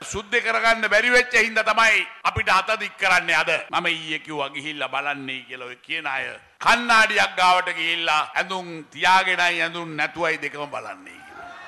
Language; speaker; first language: Sinhala; native; Sinhala